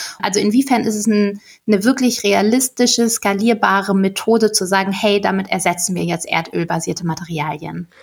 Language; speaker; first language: German; native; German